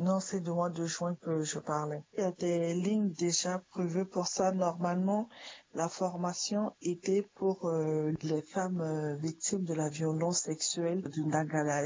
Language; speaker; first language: French; non-native, local second language; Sango